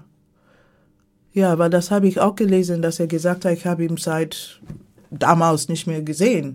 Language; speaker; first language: German; non-native, fluent; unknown